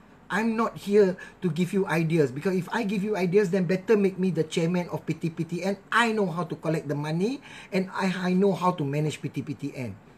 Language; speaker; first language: English; non-native, local second language; Malay